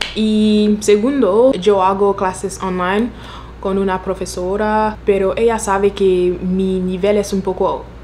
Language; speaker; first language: Spanish; non-native, fluent; French